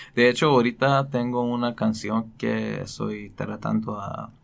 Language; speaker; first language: Spanish; non-native, learner; Persian